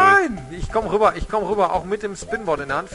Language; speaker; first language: German; native; German